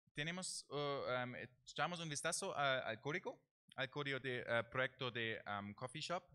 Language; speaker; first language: Spanish; non-native, learner; German